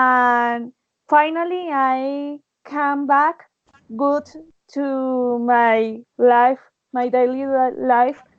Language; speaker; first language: English; non-native, learner; Spanish